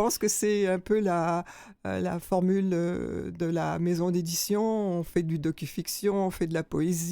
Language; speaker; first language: French; native; French